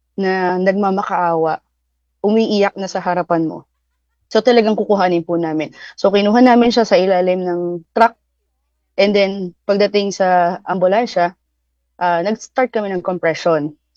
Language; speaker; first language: Filipino; native; Filipino